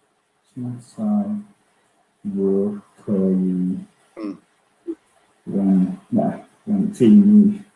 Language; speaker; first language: Chinese; non-native, learner; English